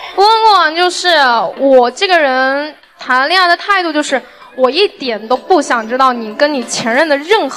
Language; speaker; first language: Chinese; native; Chinese